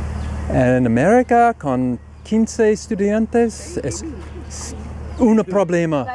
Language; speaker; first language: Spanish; non-native, learner; English